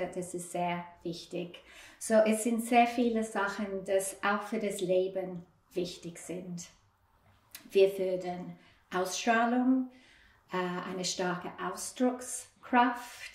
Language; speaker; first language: German; non-native, fluent; English